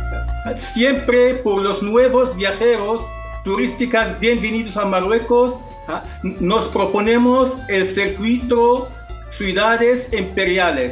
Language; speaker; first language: Spanish; non-native, fluent; Arabic